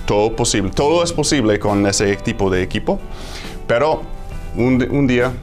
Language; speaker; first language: Spanish; non-native, fluent; English